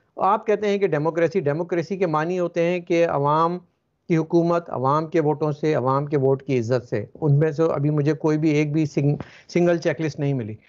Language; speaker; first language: Urdu; native; Urdu